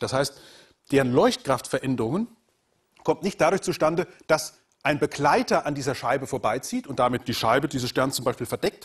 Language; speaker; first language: German; native; German